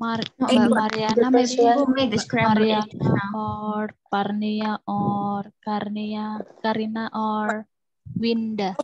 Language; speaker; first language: English; non-native, learner; Indonesian